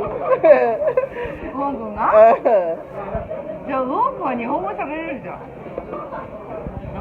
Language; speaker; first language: Japanese; native; Japanese